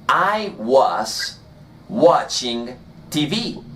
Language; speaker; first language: English; non-native, fluent; Spanish